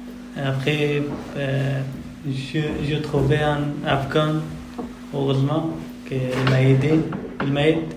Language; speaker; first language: French; non-native, learner; Persian